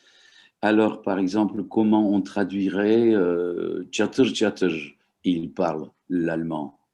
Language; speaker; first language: French; non-native, fluent; Turkish